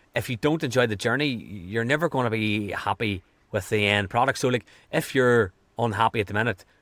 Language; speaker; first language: English; native; English